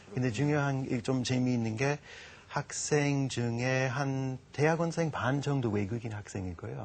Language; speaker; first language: Korean; non-native, fluent; English